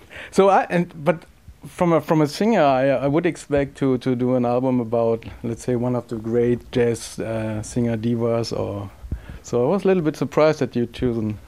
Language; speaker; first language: English; non-native, fluent; German